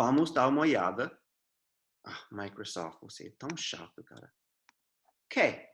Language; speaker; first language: Portuguese; non-native, fluent; English